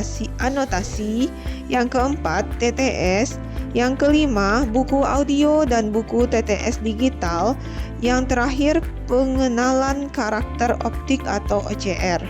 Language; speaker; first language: Indonesian; native; Indonesian